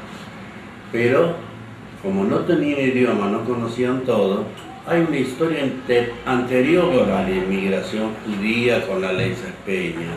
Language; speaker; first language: Spanish; native; Spanish